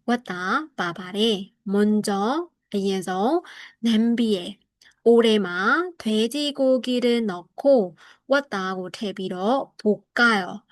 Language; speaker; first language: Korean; non-native, fluent; Burmese